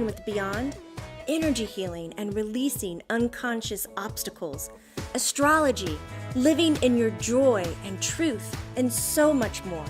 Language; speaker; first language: English; native; English